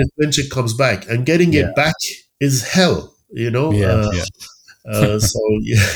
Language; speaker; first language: English; early bilingual, other home language; Persian